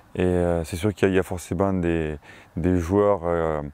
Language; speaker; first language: French; native; French